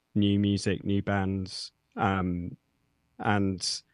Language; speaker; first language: English; native; English